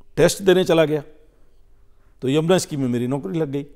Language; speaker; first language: Hindi; native; Hindi